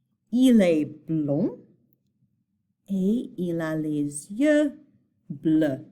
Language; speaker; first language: French; non-native, fluent; English